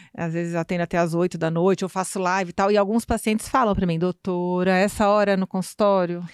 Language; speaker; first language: Portuguese; native; Portuguese